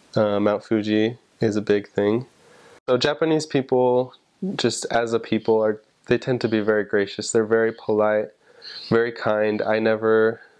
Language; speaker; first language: English; native; English